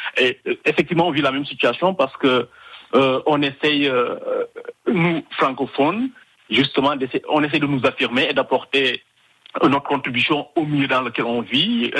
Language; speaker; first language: French; non-native, local second language; Wolof